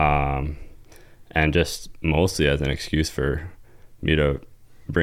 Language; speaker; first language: English; native; English